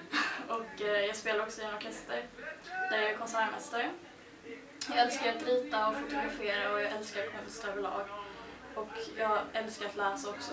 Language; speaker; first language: Swedish; early bilingual, other home language; Chinese